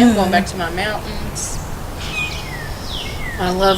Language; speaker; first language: English; native; English